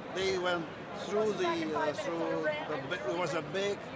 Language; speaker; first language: English; non-native, learner; Czech